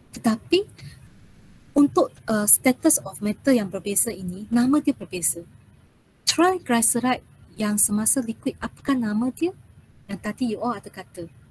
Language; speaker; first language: Malay; non-native, local second language; Chinese